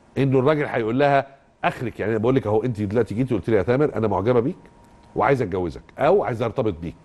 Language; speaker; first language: Arabic; native; Arabic